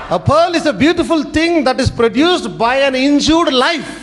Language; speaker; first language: English; non-native, local second language; Telugu